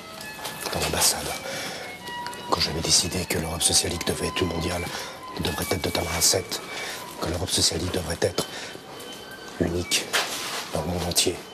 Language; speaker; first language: French; native; French